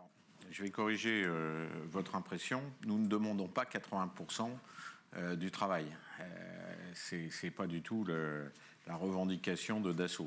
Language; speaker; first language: French; native; French